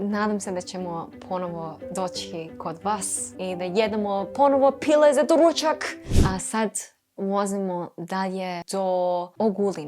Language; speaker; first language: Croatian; non-native, learner; English